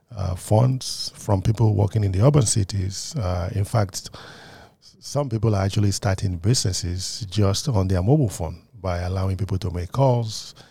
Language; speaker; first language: English; non-native, local second language; Yoruba